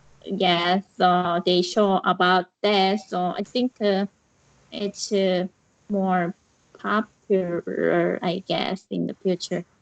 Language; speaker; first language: English; non-native, learner; Korean